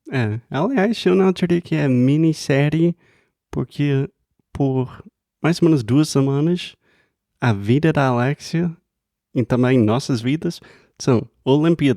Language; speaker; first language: Portuguese; non-native, fluent; English